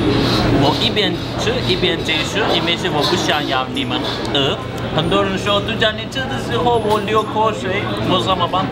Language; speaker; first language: Chinese; non-native, fluent; Turkish